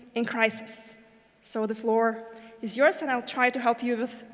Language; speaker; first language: English; non-native, fluent; Lithuanian